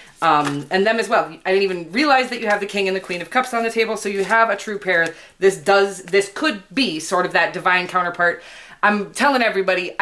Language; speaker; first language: English; native; English